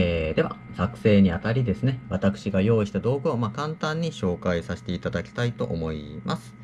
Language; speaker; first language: Japanese; native; Japanese